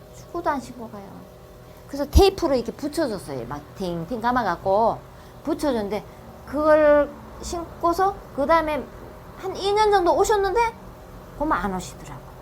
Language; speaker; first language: Korean; native; Korean